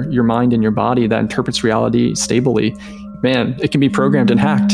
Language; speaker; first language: English; native; English